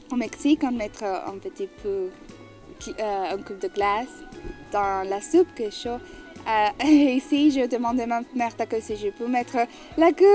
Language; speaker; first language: French; non-native, learner; Spanish